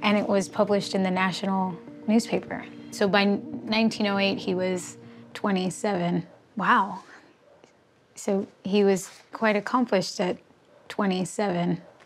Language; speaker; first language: English; early bilingual, other home language; Spanish